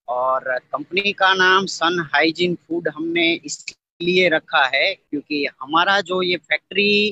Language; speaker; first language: Hindi; non-native, local second language; Gujarati